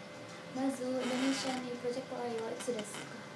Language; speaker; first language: Japanese; non-native, learner; Indonesian